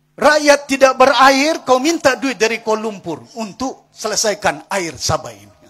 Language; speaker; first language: Malay; non-native, local second language; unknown